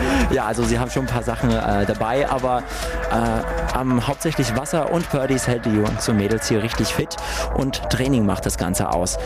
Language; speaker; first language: German; native; German